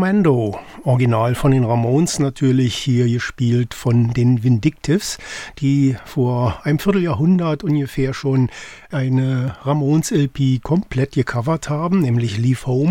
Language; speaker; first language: German; native; German